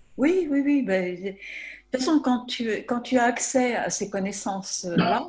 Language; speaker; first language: French; native; French